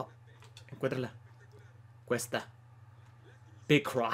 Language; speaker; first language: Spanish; early bilingual, heritage; Spanish